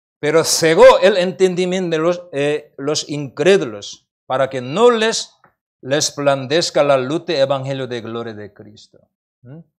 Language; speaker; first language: Spanish; non-native, learner; Korean